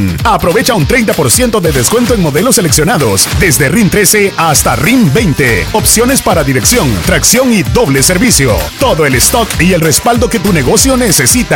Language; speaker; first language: Spanish; native; Spanish